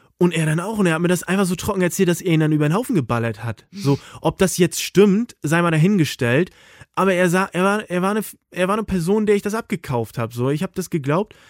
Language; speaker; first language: German; native; German